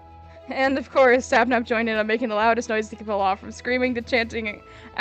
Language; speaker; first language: English; native; English